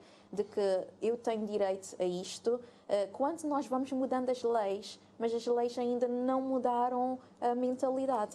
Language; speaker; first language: Portuguese; non-native, local second language; Kabuverdianu